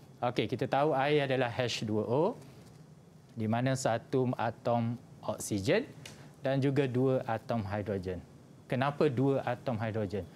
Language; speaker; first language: Malay; native; Malay